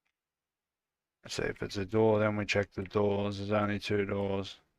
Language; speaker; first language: English; native; English